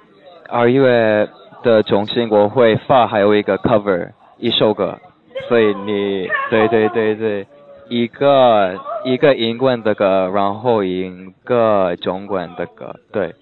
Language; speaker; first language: Chinese; non-native, learner; English